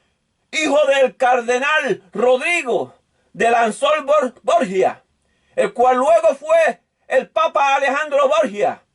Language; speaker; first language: Spanish; native; Spanish